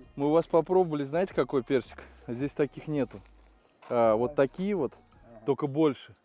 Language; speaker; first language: Russian; native; Russian